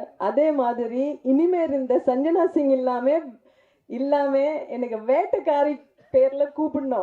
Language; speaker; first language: Tamil; non-native, fluent; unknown